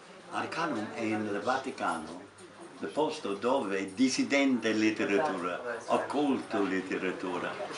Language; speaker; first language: Italian; non-native, learner; English